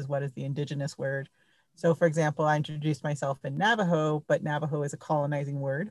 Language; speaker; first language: English; early bilingual, other home language; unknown